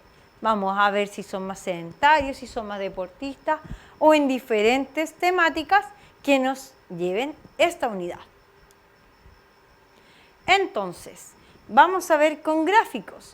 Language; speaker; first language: Spanish; native; Spanish